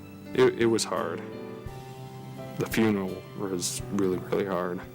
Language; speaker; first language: English; native; English